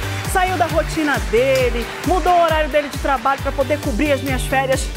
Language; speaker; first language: Portuguese; native; Portuguese